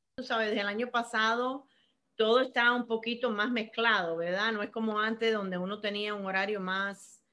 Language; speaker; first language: Spanish; early bilingual, heritage; Spanish